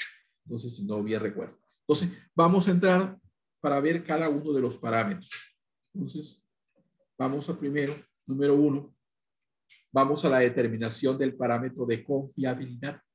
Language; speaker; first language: Spanish; native; Spanish